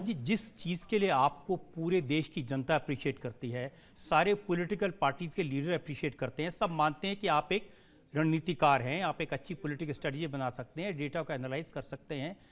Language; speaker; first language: Hindi; native; Hindi